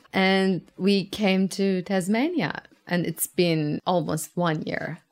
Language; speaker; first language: English; non-native, fluent; Persian